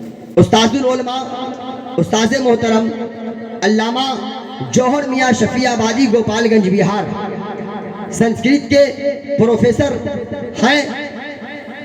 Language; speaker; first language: Hindi; native; Hindi